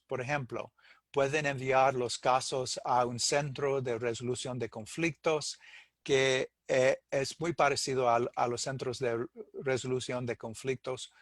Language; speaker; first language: Spanish; non-native, fluent; English